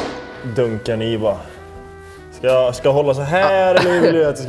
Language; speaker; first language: Swedish; native; Swedish